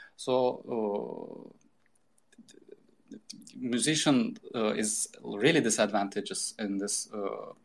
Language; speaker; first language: English; non-native, fluent; Turkish